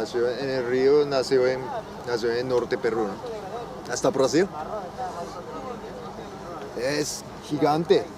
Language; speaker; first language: Spanish; non-native, learner; Japanese